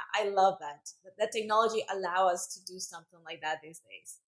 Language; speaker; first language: English; non-native, fluent; Spanish